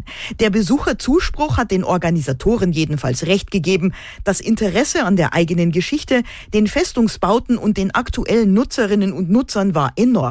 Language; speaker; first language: German; native; German